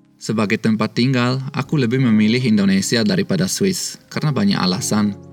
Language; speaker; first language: Indonesian; early bilingual, other home language; Swiss German